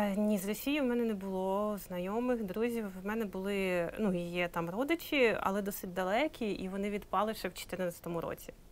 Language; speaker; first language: Ukrainian; native; Ukrainian